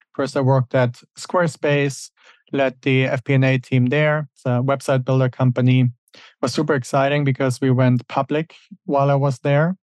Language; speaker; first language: English; non-native, fluent; German